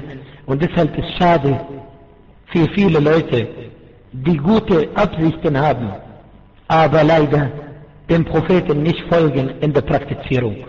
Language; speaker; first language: German; non-native, fluent; Arabic